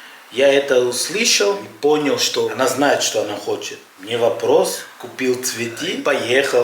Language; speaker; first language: Russian; non-native, fluent; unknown